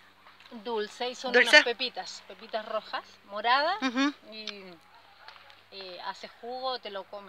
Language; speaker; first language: Spanish; native; Spanish